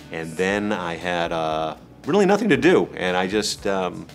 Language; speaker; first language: English; native; English